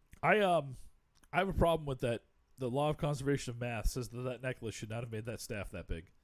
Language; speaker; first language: English; native; English